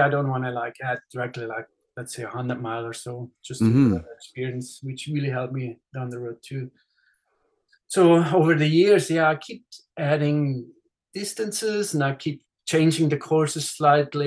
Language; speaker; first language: English; non-native, fluent; Swiss German